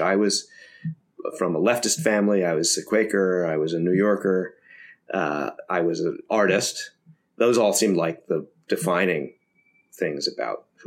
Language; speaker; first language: English; native; English